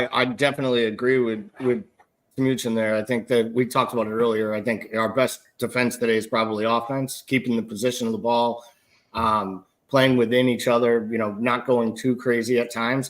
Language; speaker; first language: English; native; English